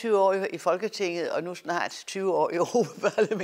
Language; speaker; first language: Danish; native; Danish